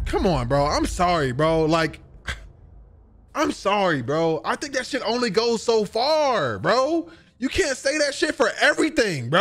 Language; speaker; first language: English; native; English